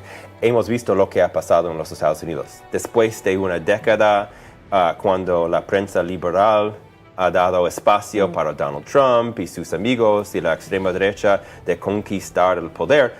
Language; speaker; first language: Spanish; non-native, fluent; English